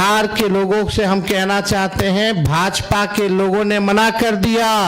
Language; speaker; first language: Hindi; native; Hindi